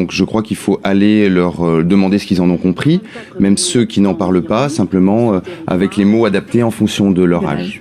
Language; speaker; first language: French; native; French